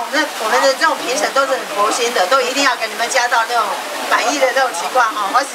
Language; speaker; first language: Chinese; native; Chinese